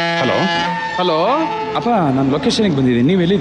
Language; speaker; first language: Kannada; native; Kannada